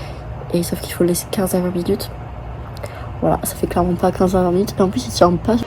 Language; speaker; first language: French; native; French